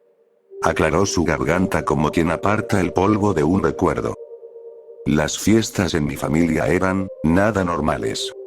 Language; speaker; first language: Spanish; native; Spanish